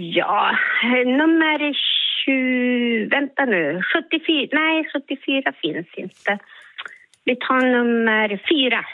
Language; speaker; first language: Swedish; native; Swedish